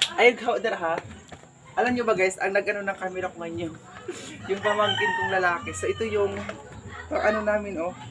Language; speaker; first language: Filipino; non-native, local second language; Cebuano